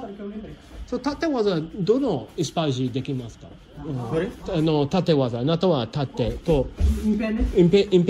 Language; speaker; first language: Japanese; non-native, learner; Portuguese